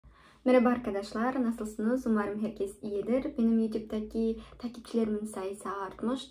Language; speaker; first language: Turkish; non-native, fluent; Kazakh